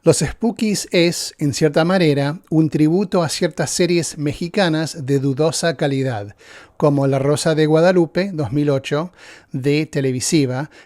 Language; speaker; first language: Spanish; early bilingual, heritage; Spanish